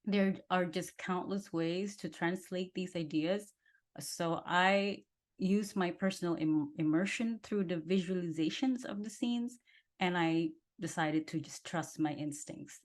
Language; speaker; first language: English; non-native, fluent; Indonesian